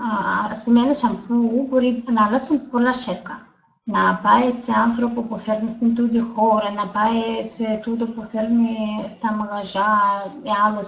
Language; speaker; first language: Greek; non-native, learner; Russian